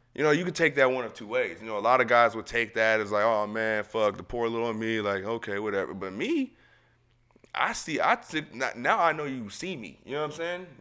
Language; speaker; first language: English; native; English